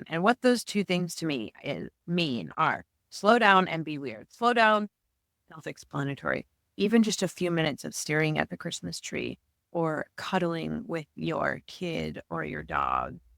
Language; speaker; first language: English; native; English